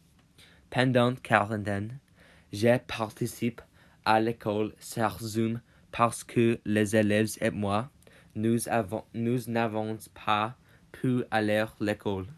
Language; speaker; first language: French; non-native, learner; English